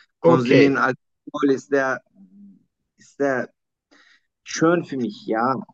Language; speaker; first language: German; non-native, learner; Turkish